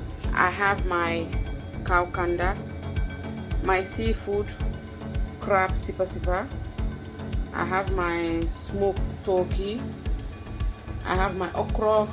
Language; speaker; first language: English; non-native, local second language; Mandingo